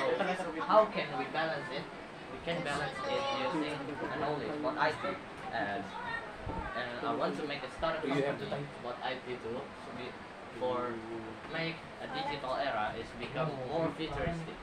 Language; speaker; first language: English; non-native, learner; Indonesian